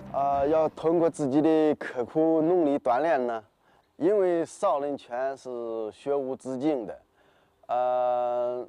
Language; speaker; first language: Chinese; native; Chinese